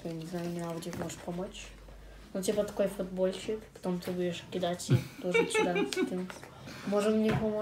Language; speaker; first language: Russian; early bilingual, heritage; English